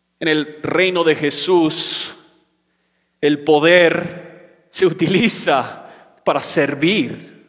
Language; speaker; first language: Spanish; non-native, fluent; English